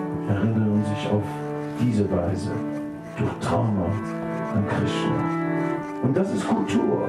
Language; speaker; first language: German; non-native, fluent; Dutch